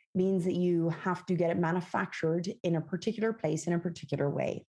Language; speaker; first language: English; native; English